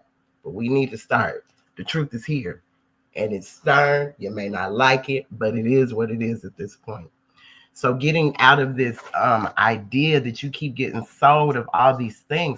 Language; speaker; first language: English; native; English